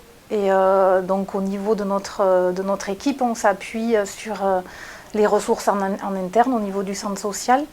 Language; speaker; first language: French; native; French